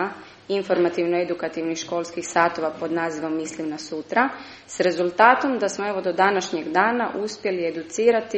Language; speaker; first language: Croatian; native; Croatian